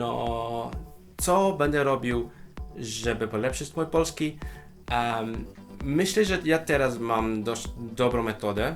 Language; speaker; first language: Polish; non-native, fluent; Cantonese